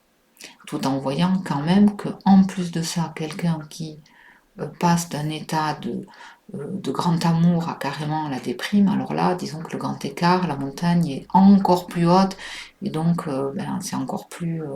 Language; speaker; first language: French; native; French